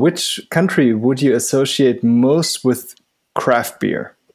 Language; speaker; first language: English; non-native, fluent; German